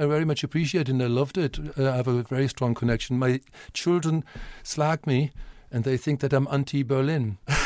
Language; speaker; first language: English; non-native, fluent; German